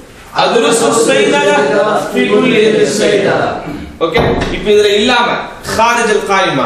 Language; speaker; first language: Arabic; non-native, fluent; Tamil